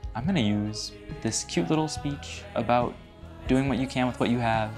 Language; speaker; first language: English; native; English